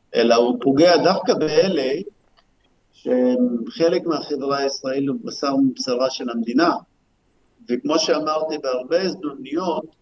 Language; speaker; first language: Hebrew; non-native, local second language; Arabic